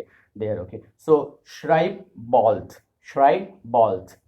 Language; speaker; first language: German; non-native, learner; Urdu